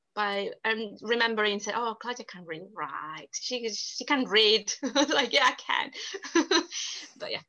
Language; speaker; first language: English; non-native, fluent; Italian